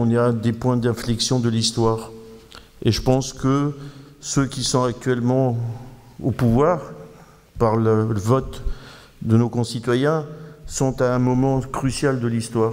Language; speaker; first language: French; native; French